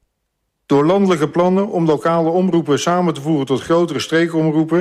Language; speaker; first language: Dutch; native; Dutch